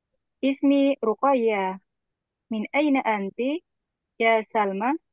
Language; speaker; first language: Arabic; non-native, learner; Indonesian